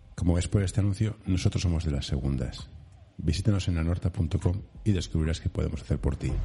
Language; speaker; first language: Spanish; native; Spanish